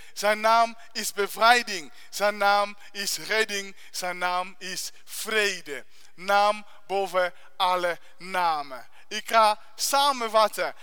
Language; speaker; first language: Dutch; non-native, fluent; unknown